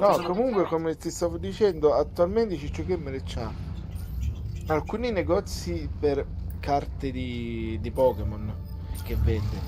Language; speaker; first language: Italian; native; Italian